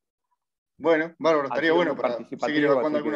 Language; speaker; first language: Spanish; native; Spanish